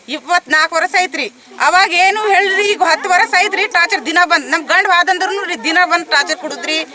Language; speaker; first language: Kannada; non-native, local second language; Lambadi